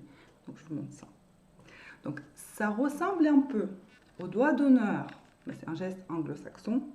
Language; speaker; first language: French; non-native, fluent; Russian